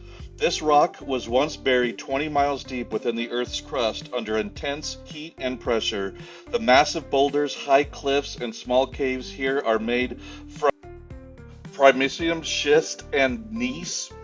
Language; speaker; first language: English; native; English